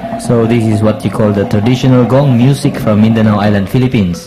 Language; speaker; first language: English; non-native, local second language; Filipino